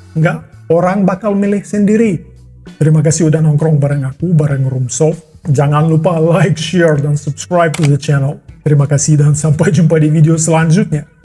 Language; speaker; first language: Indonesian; non-native, fluent; Russian